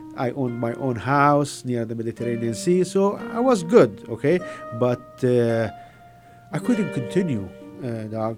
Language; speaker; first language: English; non-native, fluent; Arabic